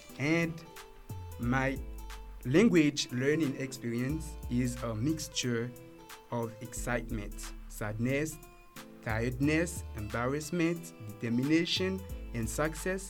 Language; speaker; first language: English; non-native, learner; Haitian Creole